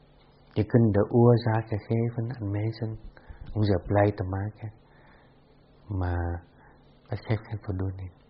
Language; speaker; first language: Dutch; non-native, fluent; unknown